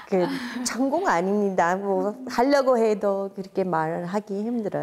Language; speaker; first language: Korean; non-native, fluent; English